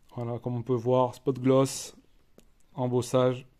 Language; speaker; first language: French; native; French